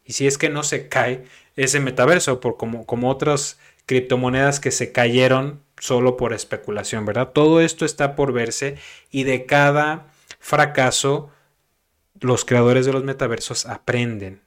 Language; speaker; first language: Spanish; native; Spanish